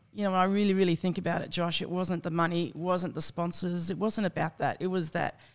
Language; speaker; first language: English; native; English